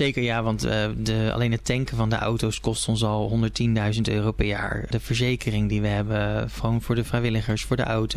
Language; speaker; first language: Dutch; native; Dutch